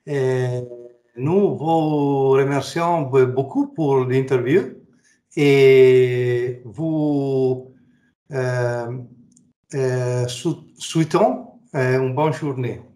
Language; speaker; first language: French; non-native, learner; Italian